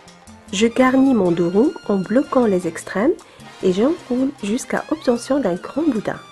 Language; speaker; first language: French; non-native, local second language; Arabic